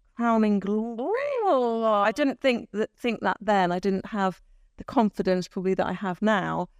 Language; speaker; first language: English; native; English